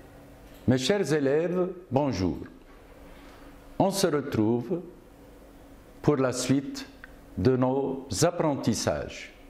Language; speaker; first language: French; non-native, local second language; Arabic